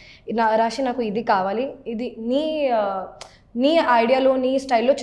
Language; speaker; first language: Telugu; non-native, local second language; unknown